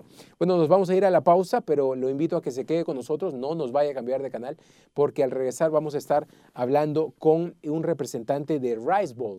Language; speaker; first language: Spanish; native; Spanish